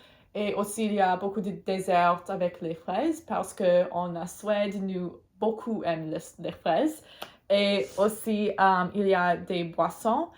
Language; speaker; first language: French; non-native, learner; Swedish